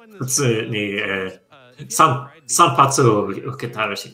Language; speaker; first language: Japanese; non-native, learner; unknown